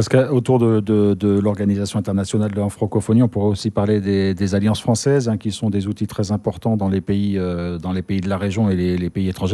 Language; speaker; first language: French; native; French